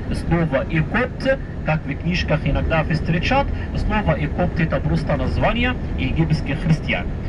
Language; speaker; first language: Russian; non-native, fluent; Arabic